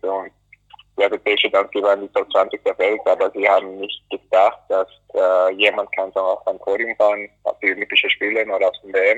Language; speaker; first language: German; non-native, fluent; English